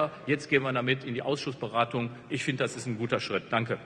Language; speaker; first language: German; native; German